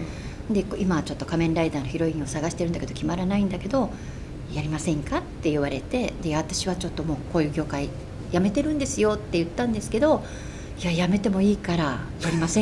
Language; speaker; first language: Japanese; native; Japanese